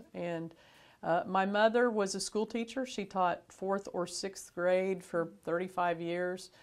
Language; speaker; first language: English; native; English